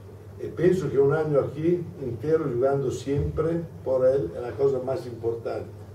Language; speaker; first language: Spanish; non-native, learner; Italian